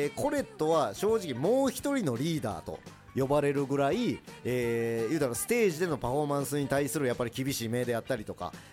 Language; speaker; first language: Japanese; early bilingual, other home language; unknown